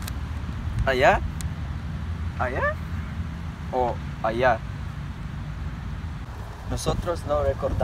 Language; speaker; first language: Spanish; non-native, learner; English